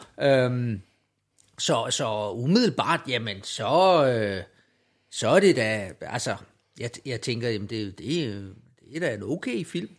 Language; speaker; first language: Danish; native; Danish